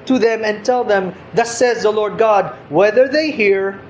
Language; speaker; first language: English; non-native, local second language; Filipino